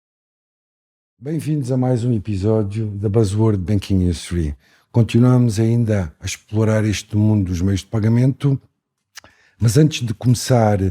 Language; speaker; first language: Portuguese; native; Portuguese